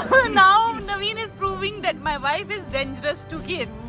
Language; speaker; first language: English; non-native, local second language; Hindi